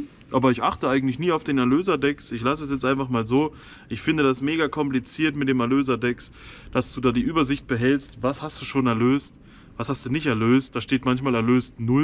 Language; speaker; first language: German; native; German